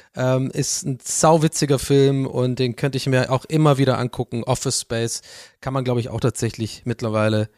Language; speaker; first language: German; non-native, fluent; English